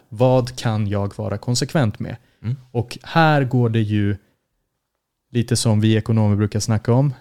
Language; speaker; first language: Swedish; early bilingual, other home language; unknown